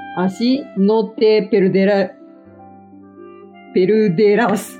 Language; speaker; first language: Spanish; non-native, fluent; Japanese